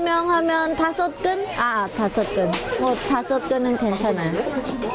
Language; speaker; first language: Korean; non-native, fluent; Khmer